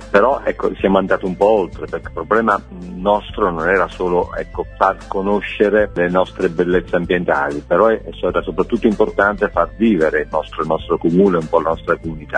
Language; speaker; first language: Italian; native; Italian